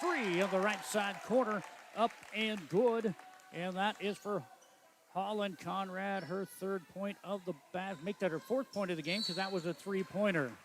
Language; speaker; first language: English; native; English